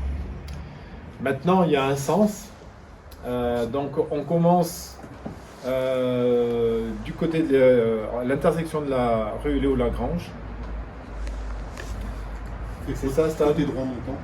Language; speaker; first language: French; native; French